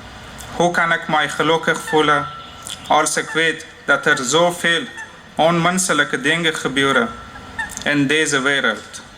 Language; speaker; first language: Dutch; non-native, fluent; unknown